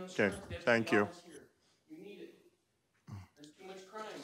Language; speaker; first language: English; early bilingual, other home language; Spanish